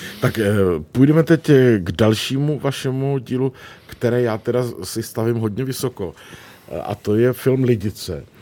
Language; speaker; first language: Czech; native; Czech